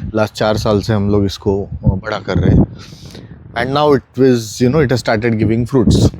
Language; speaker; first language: Hindi; non-native, local second language; Marathi